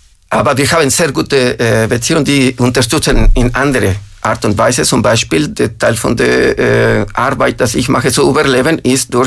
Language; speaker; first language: German; non-native, fluent; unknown